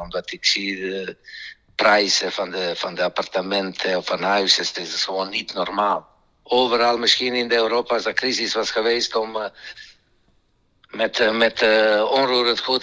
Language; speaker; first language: Dutch; non-native, fluent; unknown